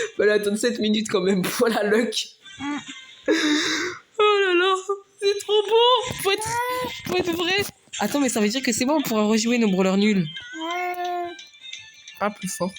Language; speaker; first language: French; native; French